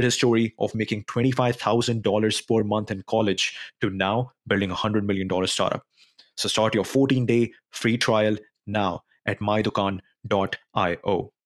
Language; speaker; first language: English; non-native, local second language; Hindi